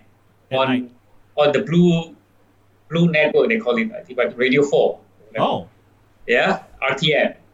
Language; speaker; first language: English; non-native, local second language; Tamil